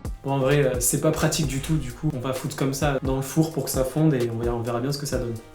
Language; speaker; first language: French; native; French